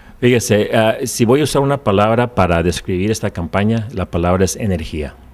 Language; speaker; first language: Spanish; early bilingual, heritage; Spanish